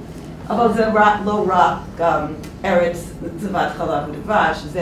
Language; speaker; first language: Hebrew; non-native, fluent; English